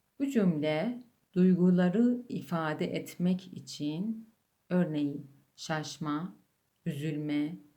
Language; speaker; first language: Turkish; non-native, fluent; Persian